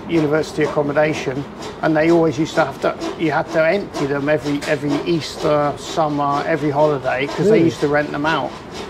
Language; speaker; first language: English; native; English